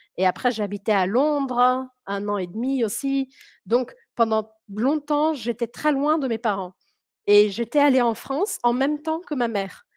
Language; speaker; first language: French; early bilingual, heritage; French